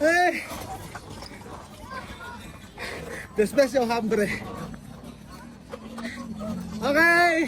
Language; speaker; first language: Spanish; non-native, learner; Filipino